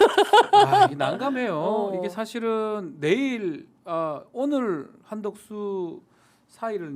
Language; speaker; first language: Korean; native; Korean